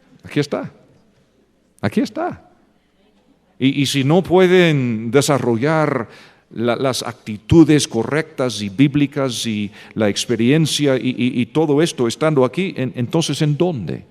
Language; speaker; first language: Spanish; non-native, fluent; English